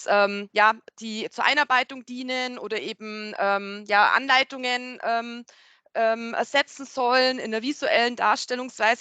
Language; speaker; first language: German; native; German